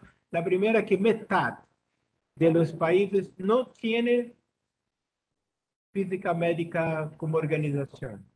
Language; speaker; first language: Spanish; non-native, learner; Portuguese